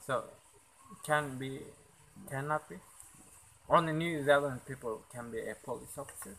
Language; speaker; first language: English; non-native, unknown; Turkish